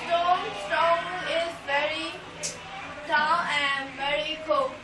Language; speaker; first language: English; non-native, learner; Burmese